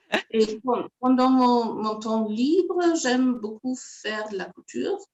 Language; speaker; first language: French; non-native, fluent; German